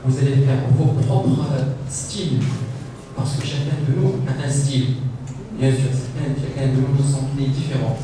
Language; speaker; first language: French; non-native, local second language; Arabic